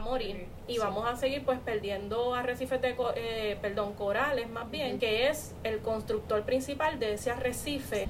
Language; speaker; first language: Spanish; native; Spanish